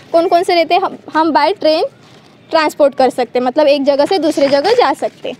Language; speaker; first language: Hindi; non-native, local second language; Marathi